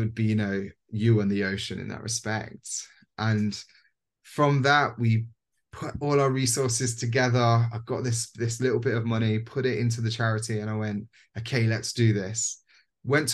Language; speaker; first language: English; native; English